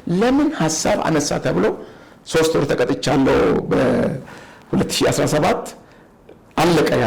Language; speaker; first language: Amharic; non-native, local second language; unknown